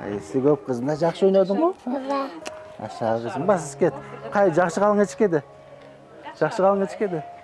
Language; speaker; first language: Kyrgyz; non-native, local second language; Uzbek